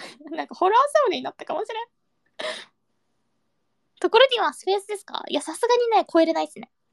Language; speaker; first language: Japanese; early bilingual, heritage; Japanese